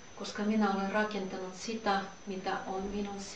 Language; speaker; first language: Finnish; non-native, learner; Russian